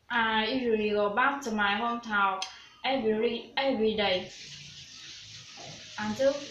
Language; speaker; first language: English; non-native, learner; Vietnamese